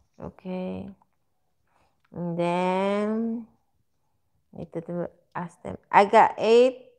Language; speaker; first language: English; non-native, learner; Filipino